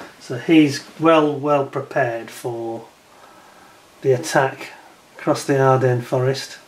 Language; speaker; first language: English; native; English